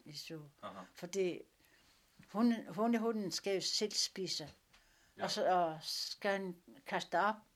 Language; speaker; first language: Danish; non-native, local second language; Kalaallisut